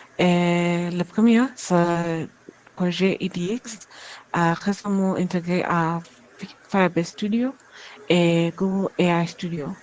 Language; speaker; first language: French; non-native, learner; Shona